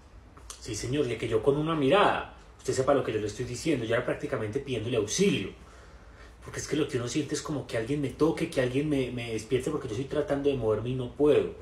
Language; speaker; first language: Spanish; native; Spanish